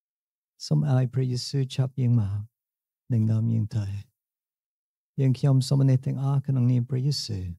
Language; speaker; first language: Khmer; non-native, fluent; English